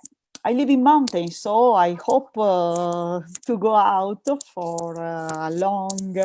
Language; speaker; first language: English; non-native, learner; Italian